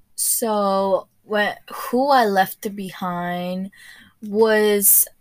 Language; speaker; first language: English; early bilingual, other home language; Spanish